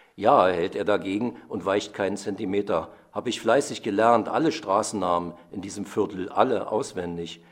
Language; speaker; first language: German; native; German